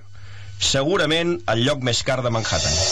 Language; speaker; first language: Catalan; native; Catalan